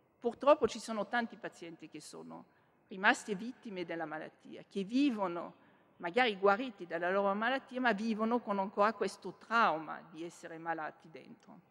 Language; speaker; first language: Italian; non-native, fluent; French